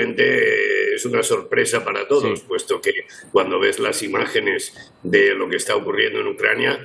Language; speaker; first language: Spanish; native; Spanish